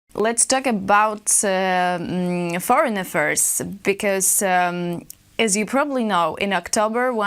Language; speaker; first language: English; non-native, fluent; Polish